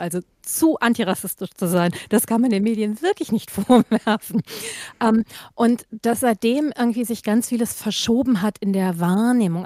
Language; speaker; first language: German; native; German